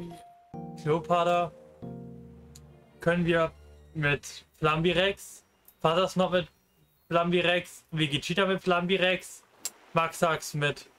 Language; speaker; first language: German; native; German